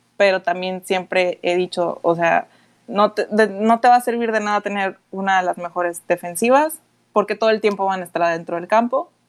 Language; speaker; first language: Spanish; native; Spanish